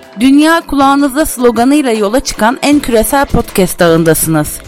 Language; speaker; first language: Turkish; native; Turkish